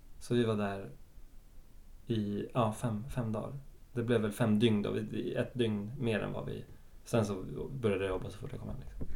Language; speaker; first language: Swedish; early bilingual, other home language; Spanish